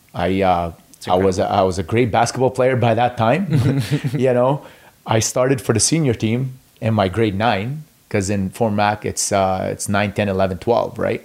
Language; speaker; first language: English; non-native, fluent; Arabic